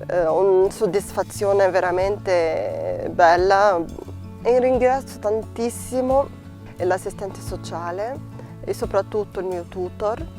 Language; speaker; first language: Italian; non-native, learner; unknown